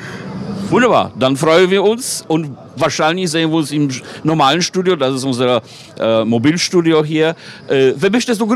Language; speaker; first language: German; non-native, fluent; Polish